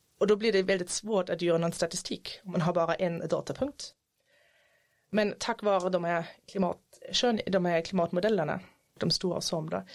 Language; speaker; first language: Swedish; non-native, fluent; German